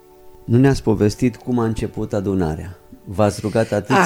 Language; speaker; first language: Romanian; native; Romanian